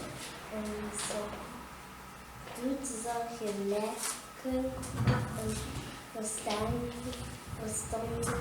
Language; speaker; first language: Dutch; non-native, learner; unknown